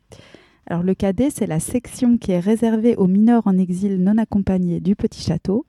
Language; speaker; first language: French; native; French